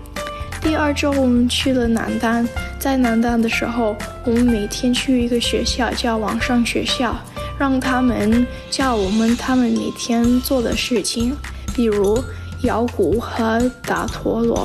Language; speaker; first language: Chinese; non-native, learner; English